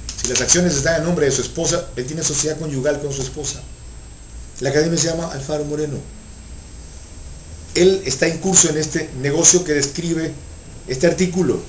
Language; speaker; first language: Spanish; native; Spanish